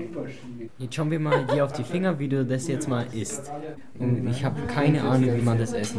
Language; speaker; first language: German; native; German